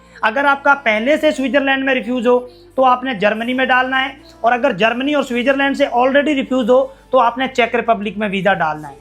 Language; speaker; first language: Hindi; native; Hindi